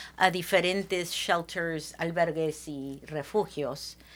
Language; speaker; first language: Spanish; early bilingual, heritage; Spanish